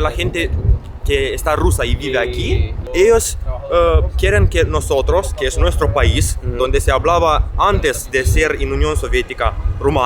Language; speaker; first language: Spanish; non-native, learner; Romanian